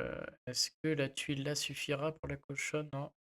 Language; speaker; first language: French; native; French